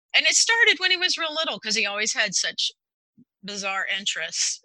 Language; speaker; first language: English; native; English